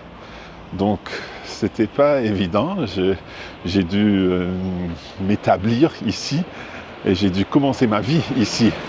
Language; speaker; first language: French; non-native, fluent; English